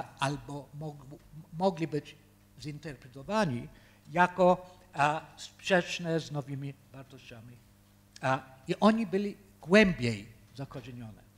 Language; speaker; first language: Polish; early bilingual, heritage; Polish